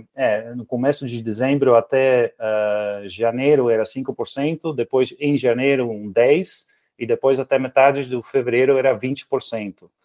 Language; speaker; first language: Portuguese; non-native, fluent; Dutch